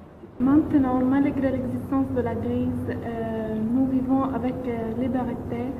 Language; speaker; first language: French; non-native, learner; Arabic